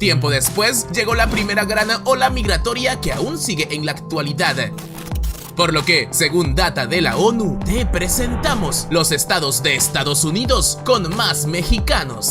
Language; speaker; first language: Spanish; native; Spanish